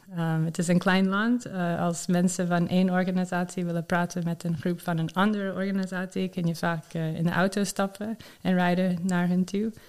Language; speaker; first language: Dutch; non-native, learner; English